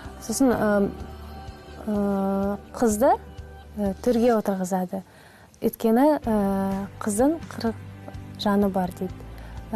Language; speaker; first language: Kazakh; non-native, local second language; Russian